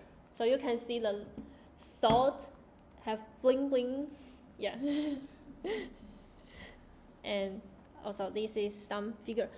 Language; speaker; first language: English; non-native, learner; Chinese